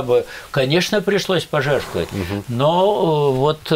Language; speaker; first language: Russian; native; Russian